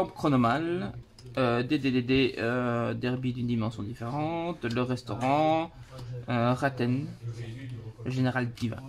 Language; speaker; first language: French; native; French